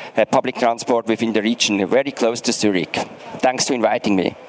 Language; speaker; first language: English; non-native, fluent; German